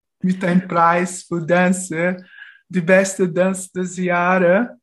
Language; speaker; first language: German; non-native, fluent; Portuguese